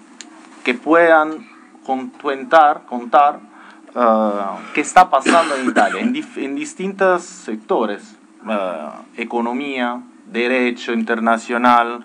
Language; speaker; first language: Spanish; non-native, fluent; Italian